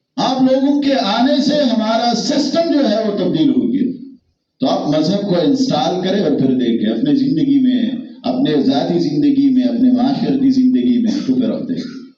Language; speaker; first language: Urdu; non-native, local second language; Pashto